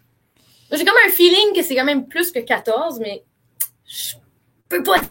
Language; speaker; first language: French; native; French